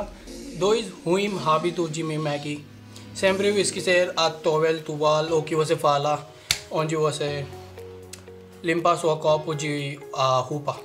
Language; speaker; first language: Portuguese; non-native, learner; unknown